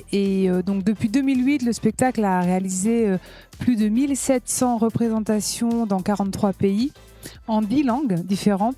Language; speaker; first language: French; native; French